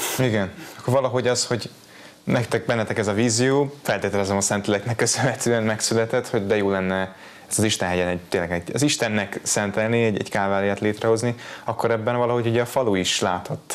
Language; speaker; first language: Hungarian; native; Hungarian